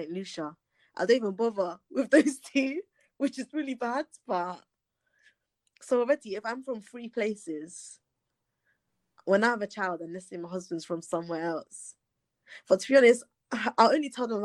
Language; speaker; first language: English; native; English